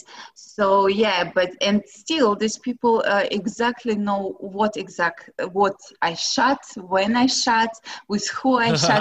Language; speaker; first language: English; non-native, fluent; Russian